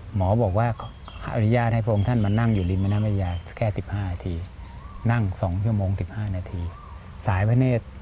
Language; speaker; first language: Thai; native; Thai